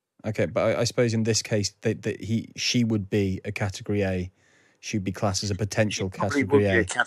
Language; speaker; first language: English; native; English